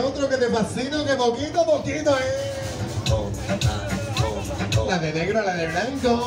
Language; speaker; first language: Spanish; native; Spanish